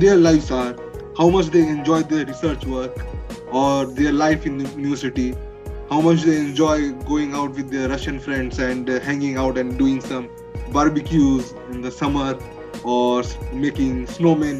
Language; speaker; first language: English; non-native, local second language; Bangla